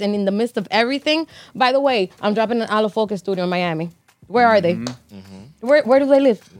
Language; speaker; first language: English; early bilingual, other home language; Spanish